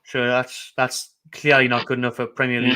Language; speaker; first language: English; native; English